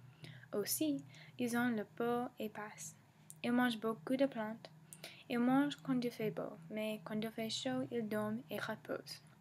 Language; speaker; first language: French; non-native, learner; English